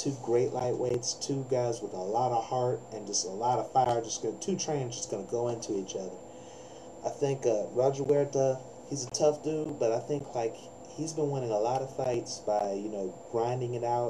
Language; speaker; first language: English; native; English